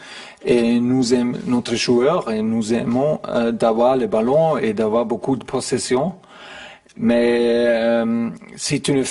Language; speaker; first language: French; non-native, learner; German